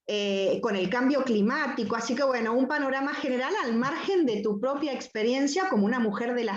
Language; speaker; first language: Spanish; native; Spanish